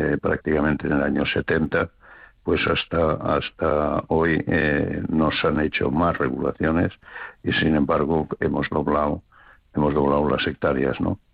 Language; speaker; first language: Spanish; native; Spanish